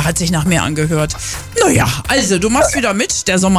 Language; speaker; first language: German; native; German